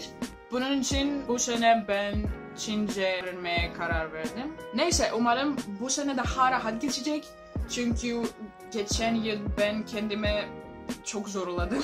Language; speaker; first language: Turkish; non-native, learner; Greek